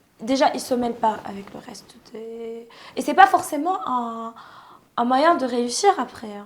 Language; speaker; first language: French; non-native, local second language; Arabic